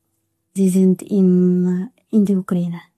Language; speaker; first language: German; non-native, learner; Russian